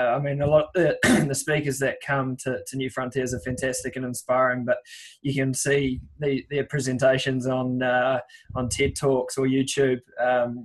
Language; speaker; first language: English; native; English